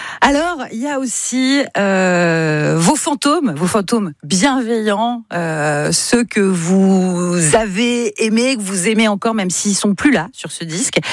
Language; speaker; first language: French; native; French